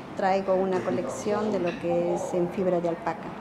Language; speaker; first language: Spanish; native; Spanish